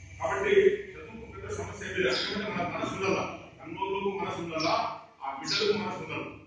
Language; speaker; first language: Telugu; non-native, local second language; Urdu